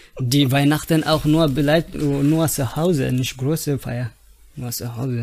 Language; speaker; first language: German; non-native, learner; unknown